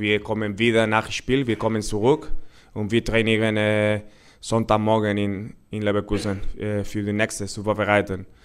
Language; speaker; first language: German; non-native, learner; Spanish